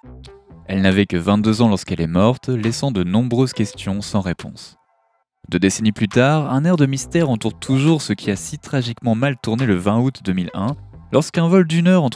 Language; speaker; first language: French; native; French